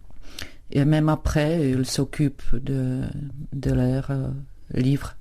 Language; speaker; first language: French; non-native, fluent; Czech